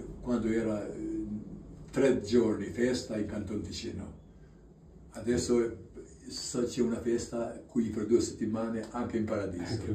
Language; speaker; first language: Italian; non-native, learner; Albanian